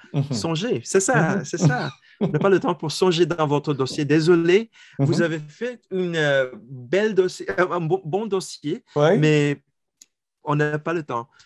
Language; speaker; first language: French; non-native, fluent; Filipino